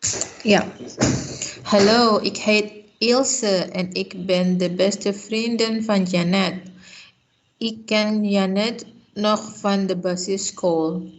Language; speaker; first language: Dutch; non-native, learner; Indonesian